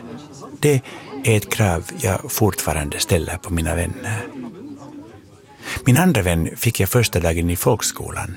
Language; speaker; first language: Swedish; native; Swedish